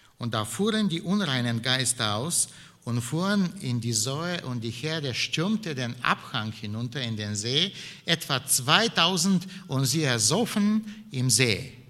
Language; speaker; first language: German; non-native, fluent; Bulgarian